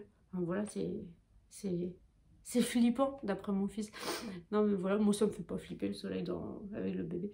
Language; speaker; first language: French; native; French